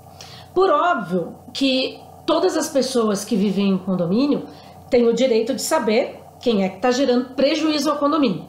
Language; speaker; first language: Portuguese; native; Portuguese